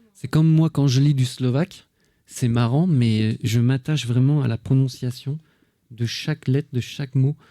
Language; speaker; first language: French; native; French